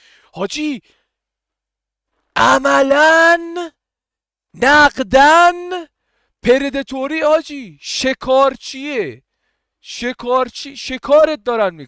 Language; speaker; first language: Persian; native; Persian